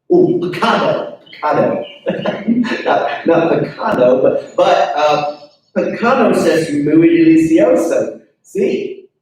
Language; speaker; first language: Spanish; non-native, learner; English